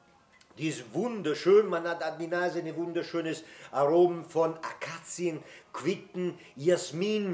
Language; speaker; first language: German; non-native, fluent; Italian